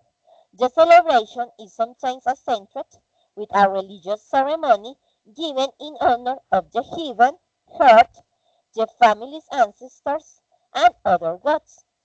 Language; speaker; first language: English; non-native, fluent; Spanish